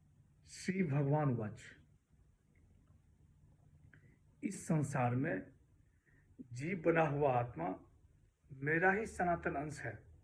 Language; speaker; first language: Hindi; native; Hindi